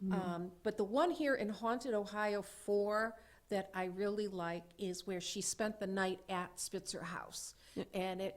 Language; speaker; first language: English; native; English